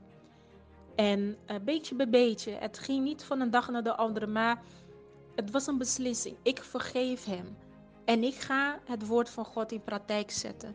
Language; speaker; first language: Dutch; early bilingual, other home language; Portuguese